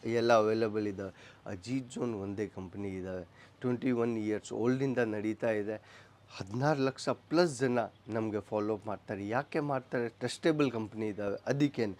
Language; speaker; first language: Kannada; non-native, local second language; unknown